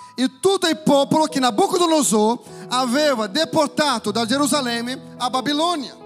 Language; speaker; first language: Italian; non-native, fluent; Portuguese